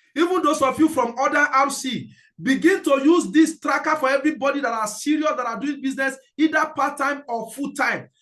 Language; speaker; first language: English; non-native, local second language; Yoruba